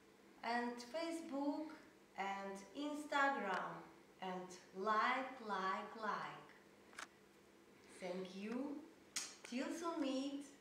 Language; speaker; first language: English; non-native, learner; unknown